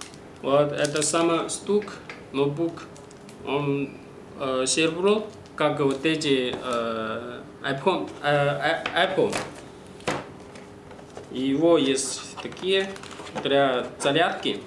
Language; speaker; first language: Russian; non-native, learner; Chinese